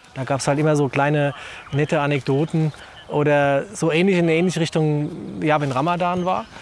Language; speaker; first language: German; native; German